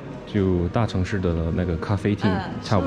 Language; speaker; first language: Chinese; non-native, fluent; Korean